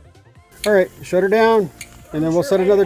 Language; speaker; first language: English; native; English